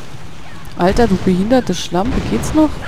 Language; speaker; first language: German; native; German